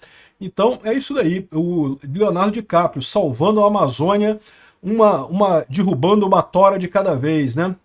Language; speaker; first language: Portuguese; native; Portuguese